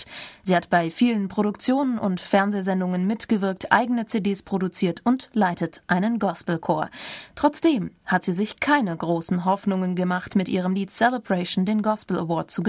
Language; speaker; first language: German; native; German